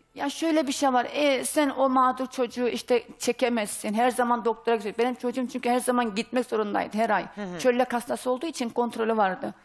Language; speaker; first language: Turkish; native; Turkish